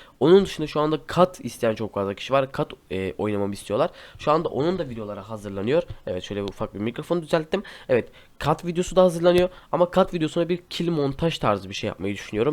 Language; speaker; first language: Turkish; native; Turkish